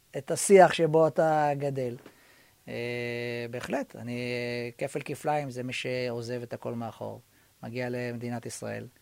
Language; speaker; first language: Hebrew; native; Hebrew